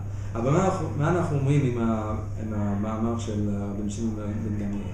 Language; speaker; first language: Hebrew; non-native, fluent; English